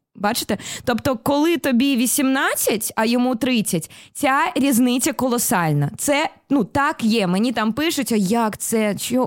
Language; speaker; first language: Ukrainian; non-native, local second language; Russian